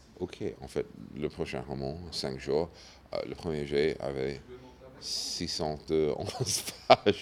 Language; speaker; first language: French; non-native, fluent; English